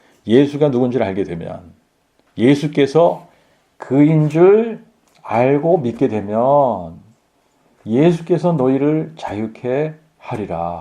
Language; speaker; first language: Korean; native; Korean